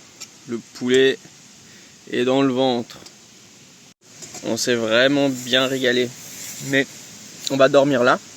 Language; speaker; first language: French; native; French